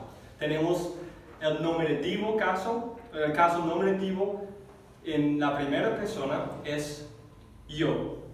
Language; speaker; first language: Spanish; non-native, fluent; English